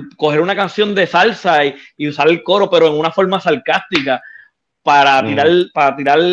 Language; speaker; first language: Spanish; native; Spanish